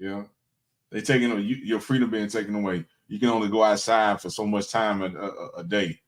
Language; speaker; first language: English; native; English